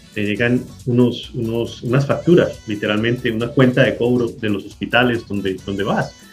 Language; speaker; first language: Spanish; native; Spanish